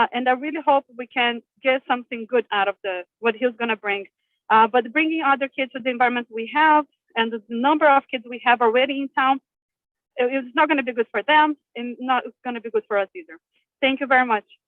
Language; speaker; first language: English; non-native, fluent; Portuguese